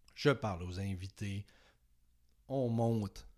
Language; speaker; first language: French; native; French